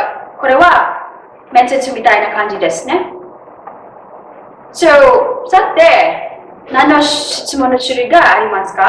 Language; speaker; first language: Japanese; non-native, learner; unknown